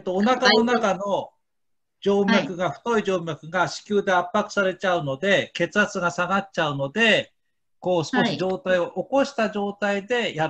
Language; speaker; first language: Japanese; native; Japanese